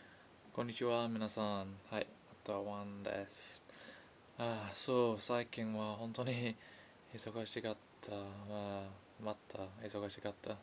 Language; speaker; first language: Japanese; non-native, learner; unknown